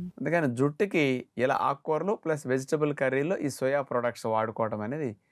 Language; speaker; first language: Telugu; native; Telugu